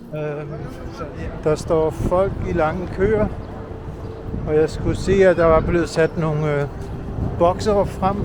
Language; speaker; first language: Danish; early bilingual, other home language; Urdu